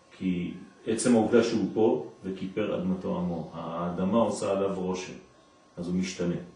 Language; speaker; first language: Hebrew; non-native, fluent; French